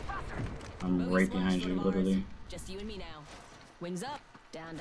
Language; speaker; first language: English; native; English